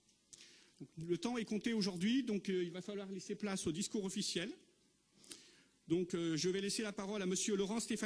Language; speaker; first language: French; native; French